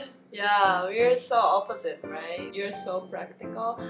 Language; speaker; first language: English; non-native, fluent; Japanese